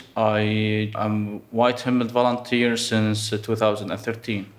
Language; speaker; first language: English; non-native, fluent; Arabic